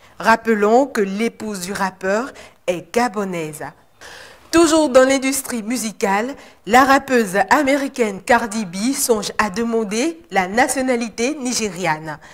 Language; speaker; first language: French; non-native, local second language; Yoruba